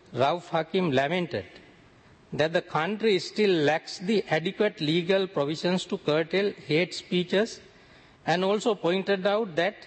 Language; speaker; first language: English; non-native, local second language; Sinhala